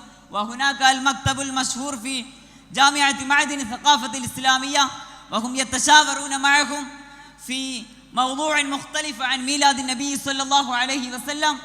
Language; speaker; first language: Arabic; non-native, learner; Malayalam